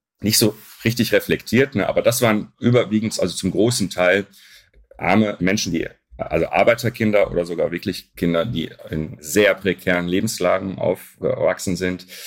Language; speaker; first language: German; early bilingual, other home language; Arabic